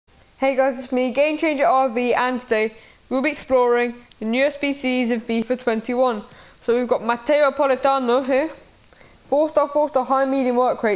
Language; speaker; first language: English; native; English